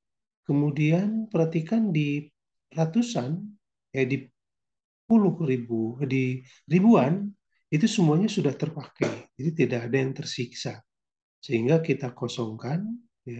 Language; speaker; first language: Indonesian; native; Indonesian